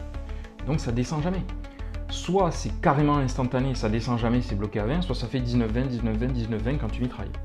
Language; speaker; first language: French; native; French